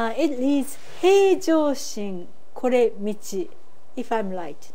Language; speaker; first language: English; non-native, fluent; Japanese